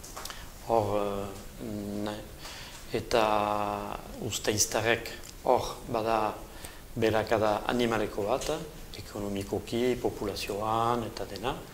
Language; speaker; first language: Basque; native; Basque